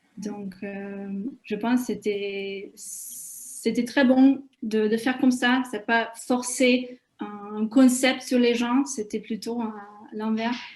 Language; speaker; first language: French; non-native, fluent; Hungarian